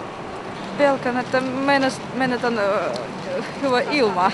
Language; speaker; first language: Finnish; non-native, learner; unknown